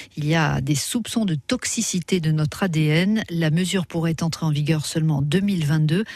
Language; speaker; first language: French; native; French